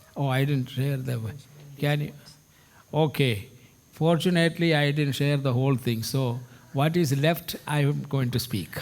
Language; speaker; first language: English; non-native, local second language; Hindi